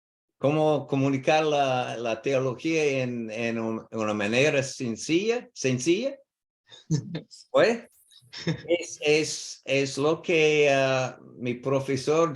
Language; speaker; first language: Spanish; non-native, learner; English